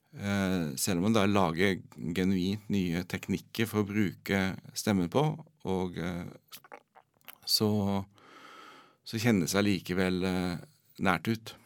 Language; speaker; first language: Norwegian; native; Norwegian